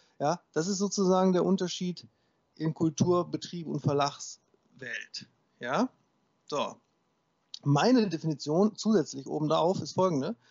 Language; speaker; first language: German; native; German